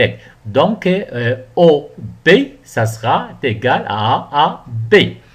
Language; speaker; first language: French; non-native, local second language; Arabic